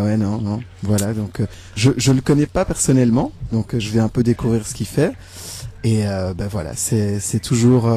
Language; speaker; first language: French; native; French